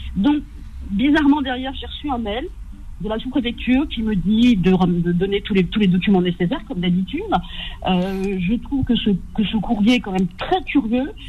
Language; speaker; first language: French; early bilingual, other home language; Arabic